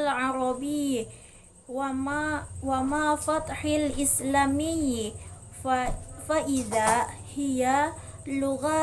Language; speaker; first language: Arabic; non-native, learner; Indonesian